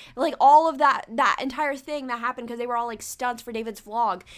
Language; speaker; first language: English; early bilingual, other home language; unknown